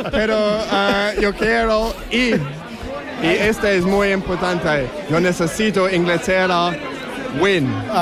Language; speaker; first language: Spanish; non-native, learner; English